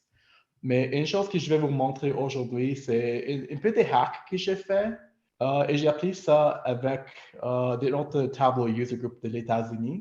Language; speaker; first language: French; non-native, local second language; English